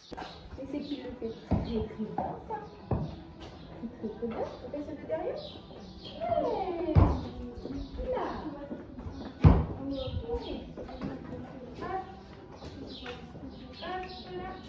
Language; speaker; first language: French; native; French